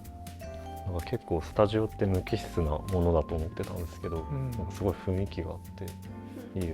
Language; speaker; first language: Japanese; native; Japanese